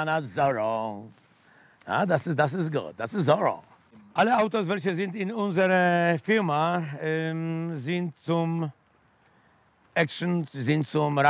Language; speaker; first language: German; non-native, learner; Polish